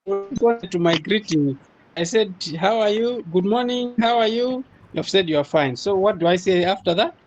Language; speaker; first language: English; non-native, fluent; Nyanja